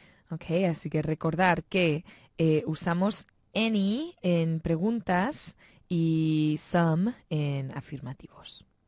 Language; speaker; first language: Spanish; native; Spanish